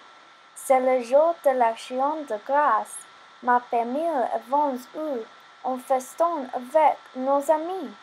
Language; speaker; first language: French; non-native, learner; English